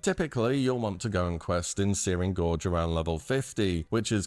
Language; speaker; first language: English; native; English